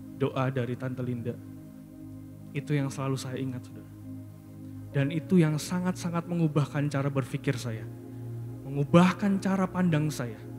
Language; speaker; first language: Indonesian; native; Indonesian